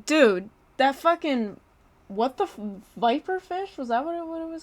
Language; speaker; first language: English; native; English